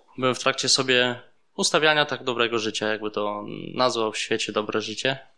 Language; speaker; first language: Polish; early bilingual, heritage; Polish